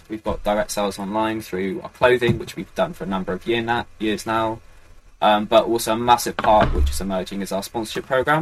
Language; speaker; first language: English; native; English